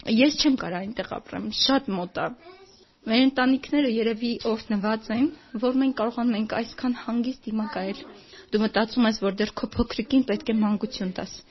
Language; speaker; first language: Armenian; native; Armenian